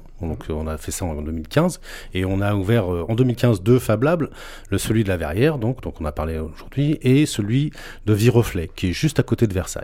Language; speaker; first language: French; native; French